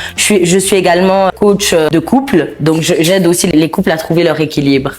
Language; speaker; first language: French; native; French